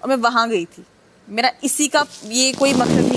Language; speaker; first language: Hindi; native; Hindi